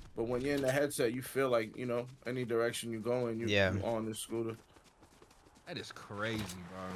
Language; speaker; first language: English; native; English